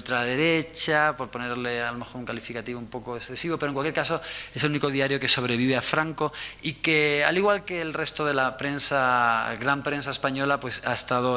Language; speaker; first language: Spanish; native; Spanish